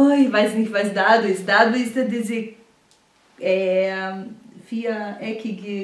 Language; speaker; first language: German; non-native, fluent; Portuguese